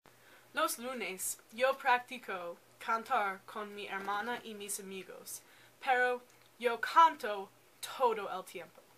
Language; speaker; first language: Spanish; non-native, learner; English